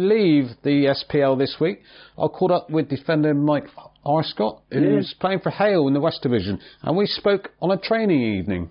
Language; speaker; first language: English; native; English